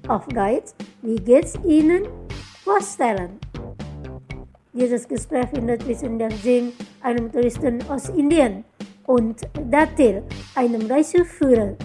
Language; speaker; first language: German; non-native, fluent; Indonesian